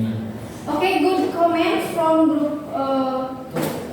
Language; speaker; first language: English; non-native, fluent; Indonesian